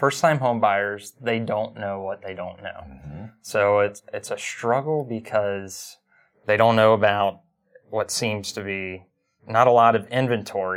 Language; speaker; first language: English; native; English